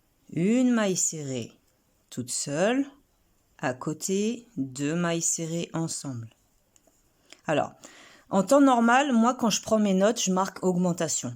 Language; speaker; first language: French; native; French